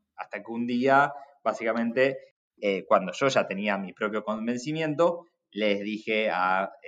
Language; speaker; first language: Spanish; native; Spanish